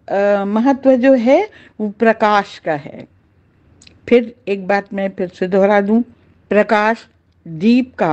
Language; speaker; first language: Hindi; native; Hindi